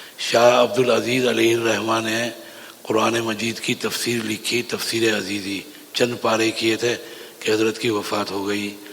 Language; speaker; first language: Urdu; native; Urdu